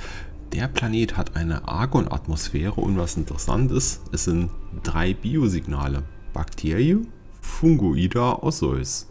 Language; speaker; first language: German; native; German